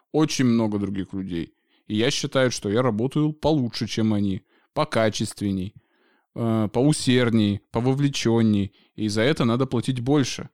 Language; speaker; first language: Russian; native; Russian